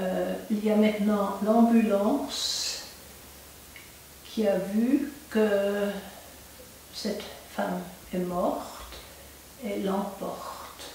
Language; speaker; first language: French; non-native, local second language; German